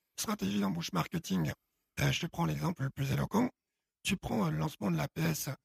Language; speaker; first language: French; early bilingual, other home language; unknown